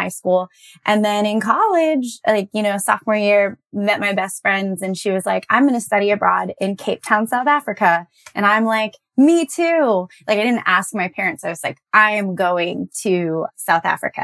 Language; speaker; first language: English; native; English